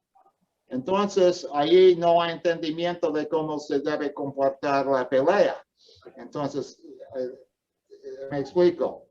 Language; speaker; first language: Spanish; non-native, fluent; English